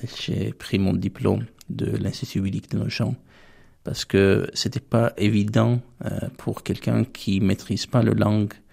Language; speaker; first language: French; non-native, fluent; Armenian